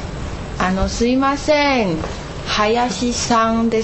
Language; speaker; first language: Japanese; non-native, learner; Chinese